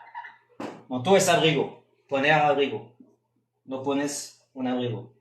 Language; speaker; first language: Spanish; non-native, fluent; French